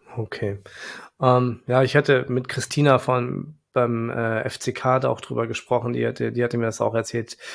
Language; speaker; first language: German; native; German